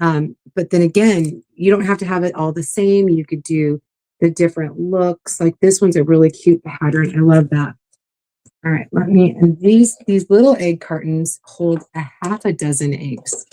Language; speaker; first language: English; native; English